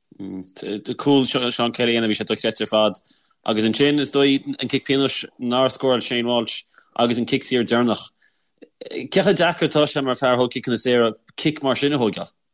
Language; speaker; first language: Irish; native; Irish